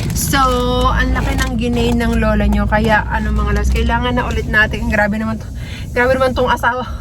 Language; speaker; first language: Filipino; native; Filipino